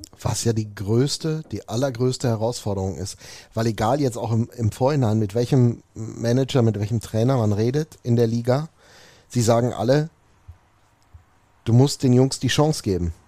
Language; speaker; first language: German; native; German